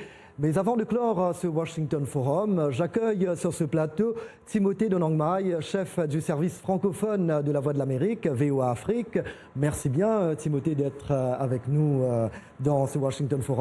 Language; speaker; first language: French; native; French